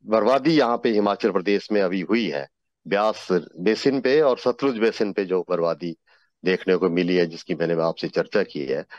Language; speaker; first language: Hindi; native; Hindi